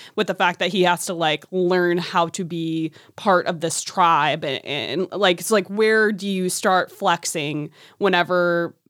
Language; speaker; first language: English; native; English